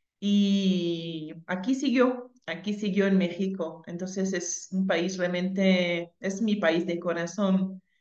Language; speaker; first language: Spanish; non-native, fluent; French